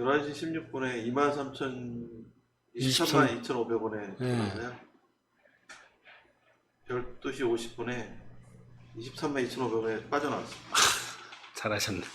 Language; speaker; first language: Korean; native; Korean